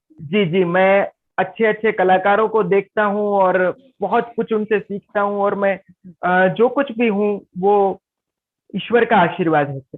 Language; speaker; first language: Hindi; non-native, local second language; Gujarati